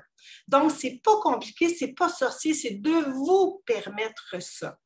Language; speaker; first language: French; native; French